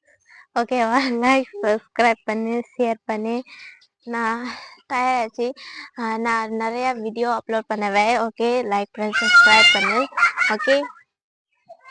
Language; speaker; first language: Tamil; non-native, learner; Bangla